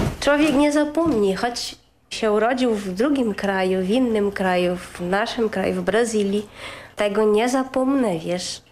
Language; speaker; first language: Polish; early bilingual, heritage; Polish